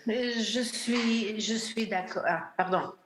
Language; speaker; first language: French; non-native, fluent; Portuguese